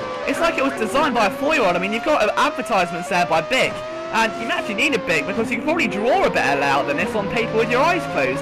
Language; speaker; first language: English; native; English